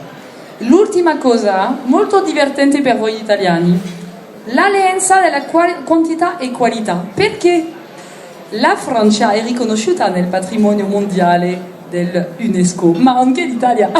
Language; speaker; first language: Italian; non-native, learner; French